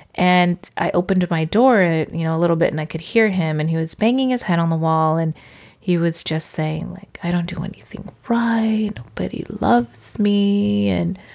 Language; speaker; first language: English; native; English